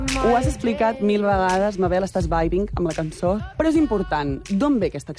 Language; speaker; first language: Catalan; native; Catalan